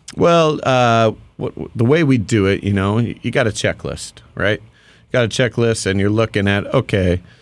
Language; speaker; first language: English; native; English